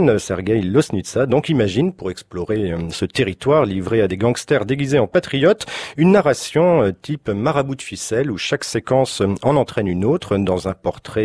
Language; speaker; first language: French; native; French